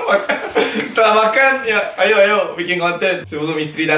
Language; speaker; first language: Indonesian; non-native, fluent; Korean